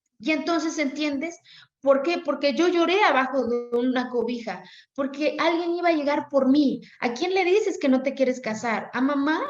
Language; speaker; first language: Spanish; non-native, local second language; Zapotec